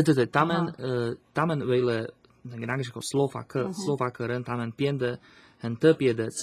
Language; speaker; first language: Chinese; non-native, learner; Slovak